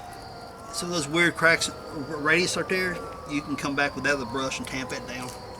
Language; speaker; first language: English; native; English